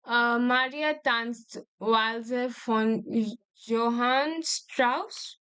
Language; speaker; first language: German; non-native, learner; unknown